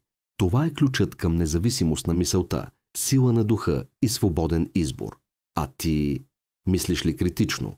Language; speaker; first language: Bulgarian; native; Bulgarian